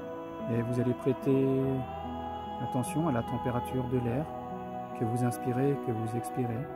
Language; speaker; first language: French; native; French